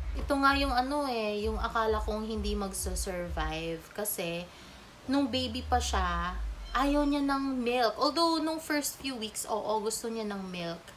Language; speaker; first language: Filipino; non-native, local second language; Cebuano